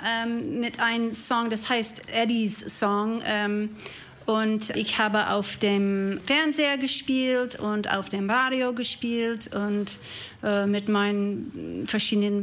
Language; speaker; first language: German; non-native, learner; English